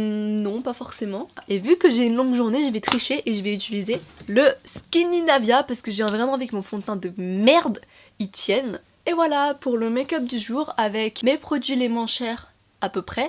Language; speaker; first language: French; native; French